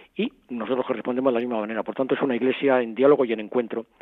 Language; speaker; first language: Spanish; native; Spanish